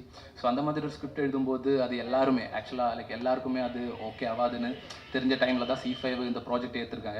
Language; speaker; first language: Tamil; non-native, learner; Malayalam